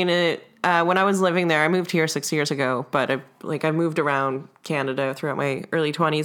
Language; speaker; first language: English; non-native, fluent; Russian